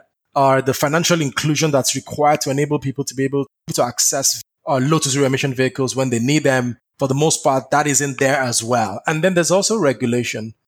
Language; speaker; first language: English; non-native, local second language; Yoruba